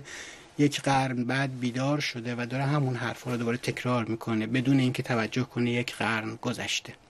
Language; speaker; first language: Persian; native; Persian